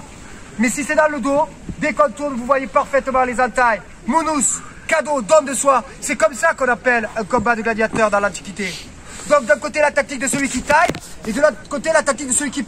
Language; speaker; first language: French; native; French